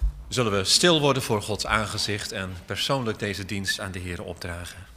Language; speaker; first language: Dutch; native; Dutch